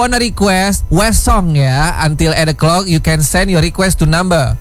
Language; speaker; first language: English; non-native, learner; Indonesian